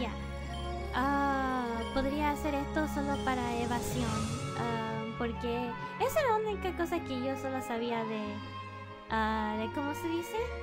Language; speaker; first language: Spanish; non-native, learner; English